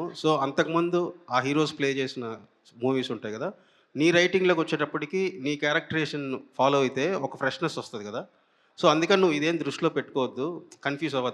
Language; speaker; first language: Telugu; native; Telugu